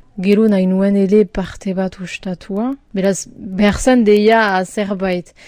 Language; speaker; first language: Basque; non-native, local second language; French